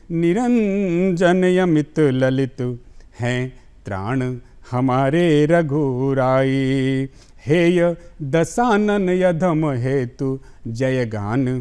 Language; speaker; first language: Hindi; native; Hindi